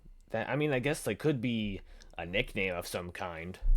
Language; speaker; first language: English; native; English